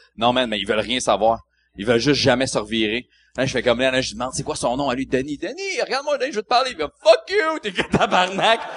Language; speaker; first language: French; native; French